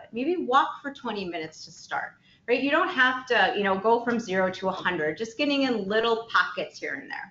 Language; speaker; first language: English; native; English